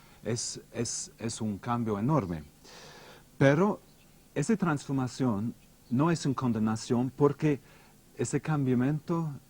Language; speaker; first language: Spanish; non-native, fluent; English